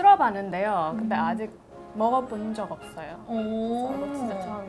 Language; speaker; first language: Korean; non-native, learner; English